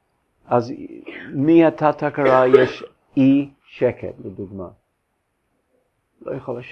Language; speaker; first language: Hebrew; non-native, fluent; English